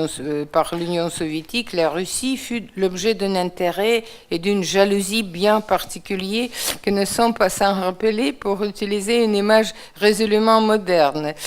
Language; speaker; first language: French; non-native, fluent; Russian